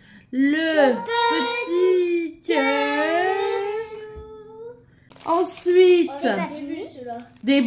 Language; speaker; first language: French; native; French